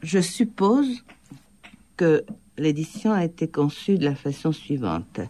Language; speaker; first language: French; native; French